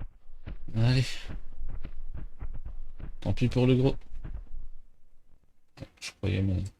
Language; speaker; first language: French; native; French